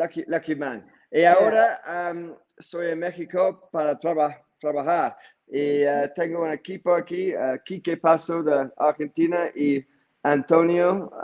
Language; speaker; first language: Spanish; non-native, learner; English